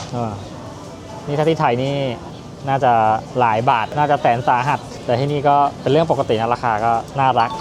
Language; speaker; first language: Thai; native; Thai